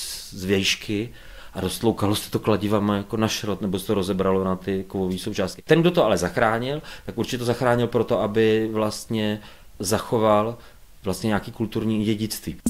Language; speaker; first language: Czech; native; Czech